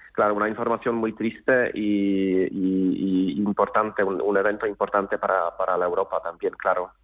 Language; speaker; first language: Spanish; non-native, fluent; Polish